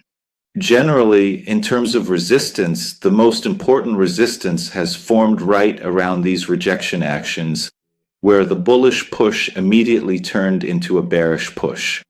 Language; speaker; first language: English; non-native, fluent; Italian